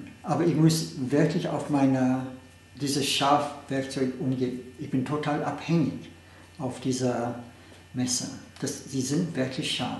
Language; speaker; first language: German; non-native, fluent; English